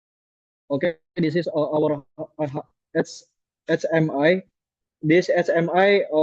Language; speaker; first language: English; non-native, learner; Indonesian